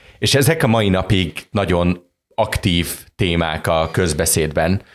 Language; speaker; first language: Hungarian; native; Hungarian